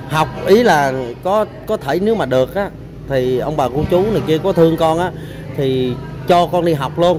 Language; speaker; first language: Vietnamese; native; Vietnamese